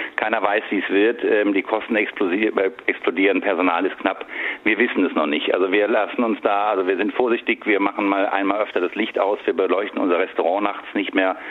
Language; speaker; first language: German; native; German